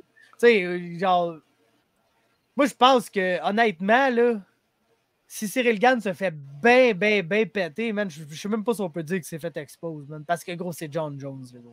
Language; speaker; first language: French; native; French